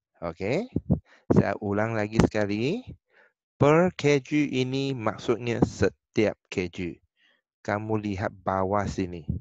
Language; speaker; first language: Malay; non-native, local second language; Chinese